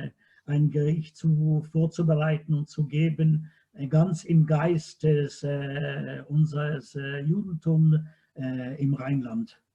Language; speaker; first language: German; non-native, fluent; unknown